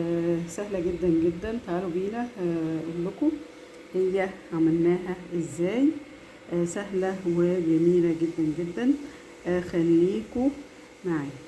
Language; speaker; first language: Arabic; native; Arabic